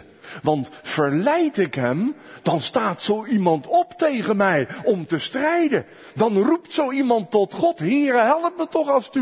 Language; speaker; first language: Dutch; native; Dutch